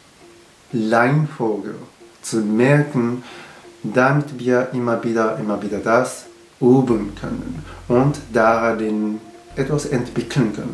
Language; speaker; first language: German; non-native, learner; Japanese